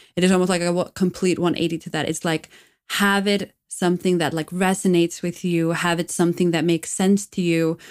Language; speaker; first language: English; non-native, fluent; Icelandic